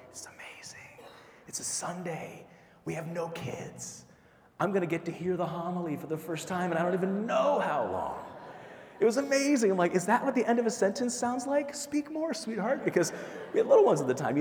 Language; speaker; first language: English; native; English